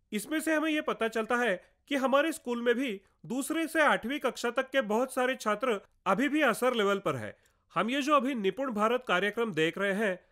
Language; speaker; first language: Hindi; non-native, local second language; Marathi